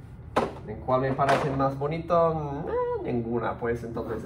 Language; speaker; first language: Spanish; early bilingual, heritage; Spanish